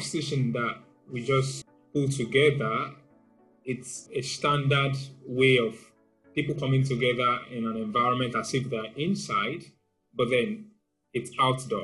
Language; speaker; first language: English; non-native, local second language; Yoruba